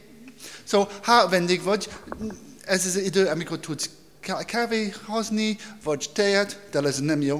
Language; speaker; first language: Hungarian; non-native, learner; English